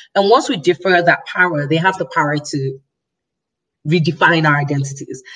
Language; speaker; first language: English; non-native, local second language; Yoruba